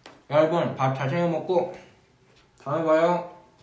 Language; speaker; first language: Korean; early bilingual, heritage; Korean